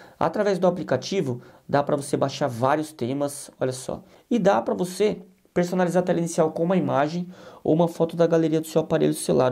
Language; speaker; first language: Portuguese; native; Portuguese